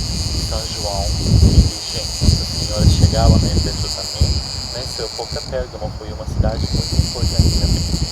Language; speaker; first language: Portuguese; non-native, fluent; Turkish